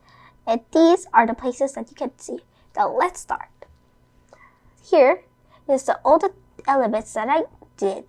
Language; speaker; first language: English; non-native, fluent; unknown